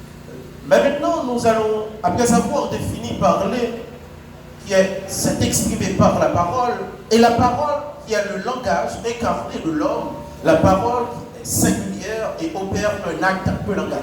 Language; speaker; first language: French; non-native, local second language; Haitian Creole